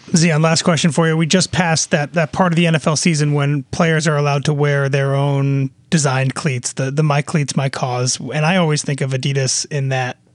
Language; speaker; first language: English; native; English